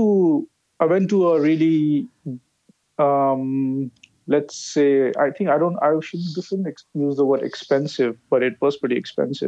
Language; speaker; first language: English; non-native, local second language; Bangla